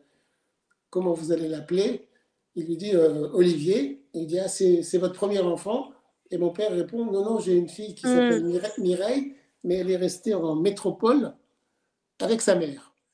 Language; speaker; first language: French; native; French